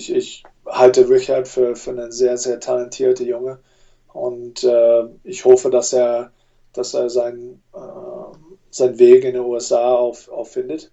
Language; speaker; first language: German; non-native, fluent; English